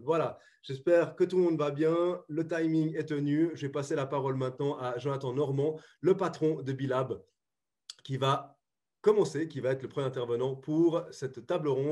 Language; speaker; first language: French; native; French